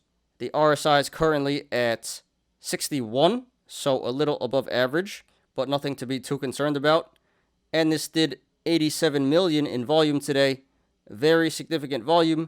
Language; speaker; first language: English; native; English